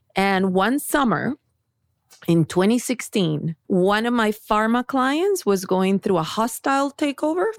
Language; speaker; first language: English; early bilingual, other home language; Spanish